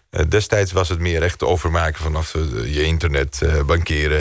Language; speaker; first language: Dutch; non-native, fluent; Greek